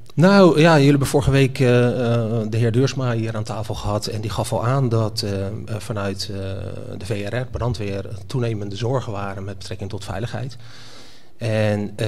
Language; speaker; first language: Dutch; native; Dutch